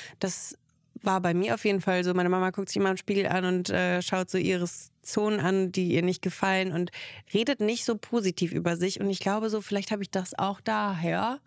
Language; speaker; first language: German; early bilingual, other home language; Russian